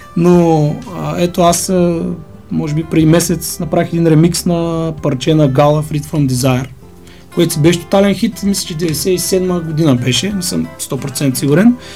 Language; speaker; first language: Bulgarian; native; Bulgarian